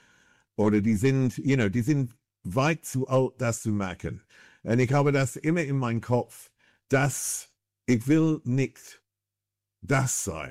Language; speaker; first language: German; non-native, fluent; English